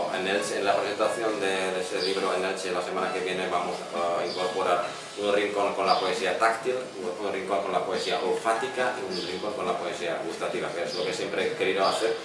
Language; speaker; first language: Spanish; non-native, fluent; Czech